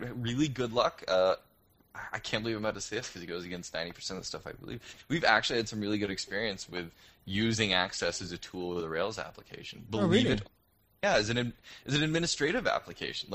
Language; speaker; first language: English; native; English